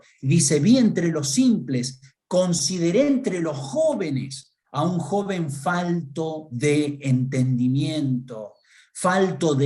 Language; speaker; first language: Spanish; native; Spanish